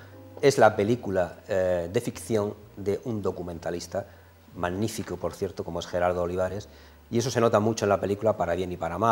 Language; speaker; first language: Spanish; native; Spanish